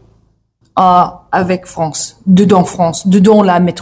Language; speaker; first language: French; non-native, learner; English